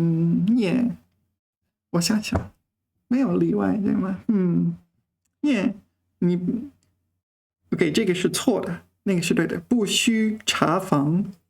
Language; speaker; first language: Chinese; non-native, learner; English